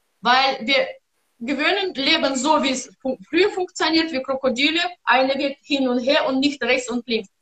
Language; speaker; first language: German; non-native, learner; Russian